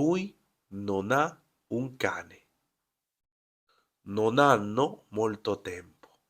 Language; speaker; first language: Italian; non-native, fluent; Spanish